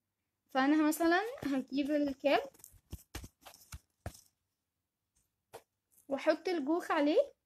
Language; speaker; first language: Arabic; native; Arabic